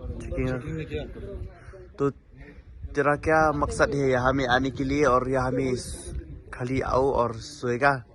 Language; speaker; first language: Hindi; non-native, local second language; Khasi